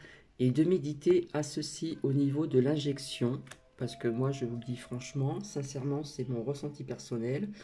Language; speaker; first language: French; native; French